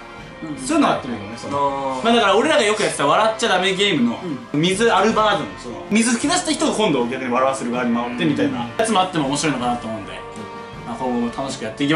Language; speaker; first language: Japanese; native; Japanese